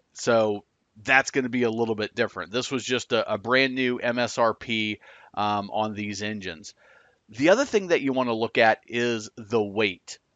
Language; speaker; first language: English; native; English